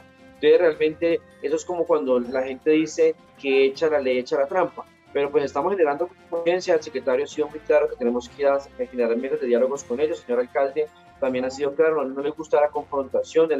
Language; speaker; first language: Spanish; native; Spanish